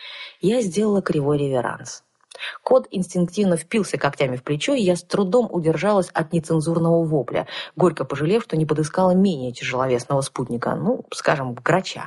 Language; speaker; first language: Russian; native; Russian